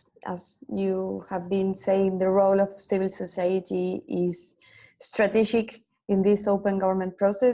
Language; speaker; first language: English; non-native, fluent; Spanish